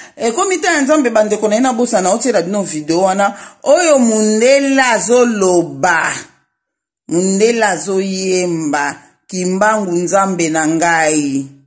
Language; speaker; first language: Lingala; non-native, local second language; Kongo